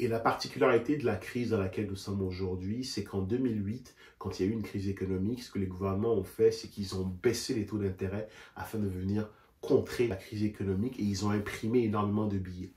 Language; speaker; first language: French; native; French